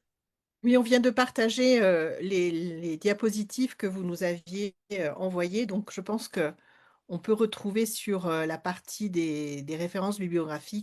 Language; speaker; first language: French; non-native, fluent; Spanish